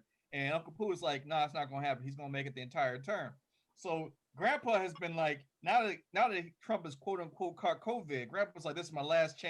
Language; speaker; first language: English; native; English